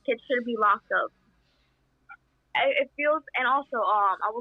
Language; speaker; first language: English; non-native, fluent; Spanish